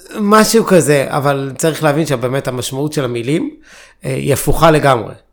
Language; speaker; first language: Hebrew; early bilingual, other home language; Amharic